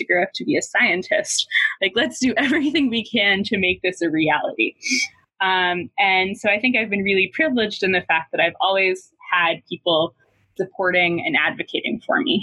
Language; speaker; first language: English; native; English